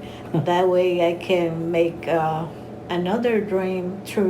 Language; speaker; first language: English; non-native, learner; Spanish